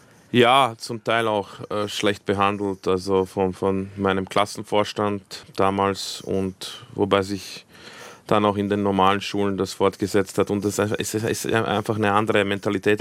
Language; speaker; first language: German; early bilingual, other home language; Croatian